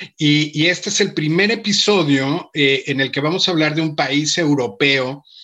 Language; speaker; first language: Spanish; native; Spanish